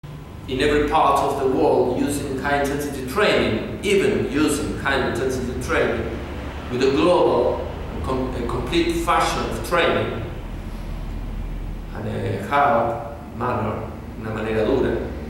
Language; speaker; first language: English; non-native, fluent; Spanish